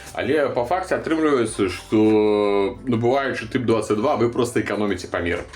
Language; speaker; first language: Belarusian; native; Belarusian